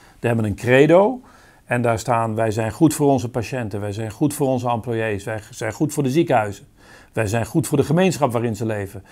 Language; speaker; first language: Dutch; native; Dutch